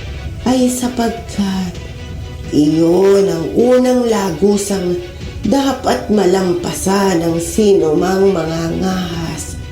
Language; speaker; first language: Filipino; native; Filipino